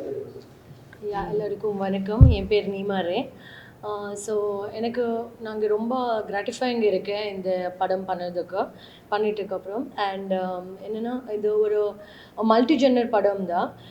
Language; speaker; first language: Tamil; non-native, learner; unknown